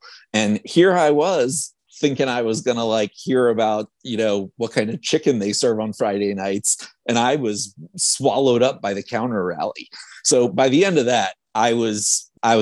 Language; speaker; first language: English; native; English